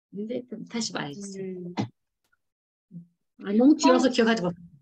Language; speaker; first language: Korean; non-native, learner; Turkish